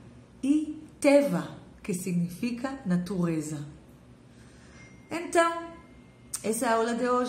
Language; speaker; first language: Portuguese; non-native, fluent; Hebrew